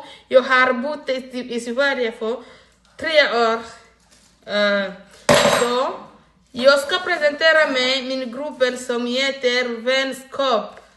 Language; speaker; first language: Swedish; non-native, learner; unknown